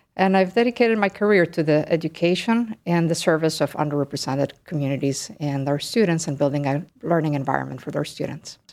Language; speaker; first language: English; early bilingual, other home language; Spanish